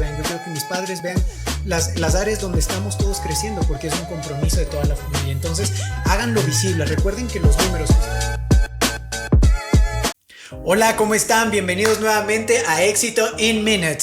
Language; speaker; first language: Spanish; native; Spanish